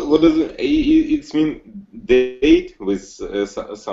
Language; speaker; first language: English; non-native, learner; Russian